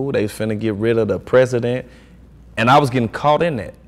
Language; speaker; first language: English; native; English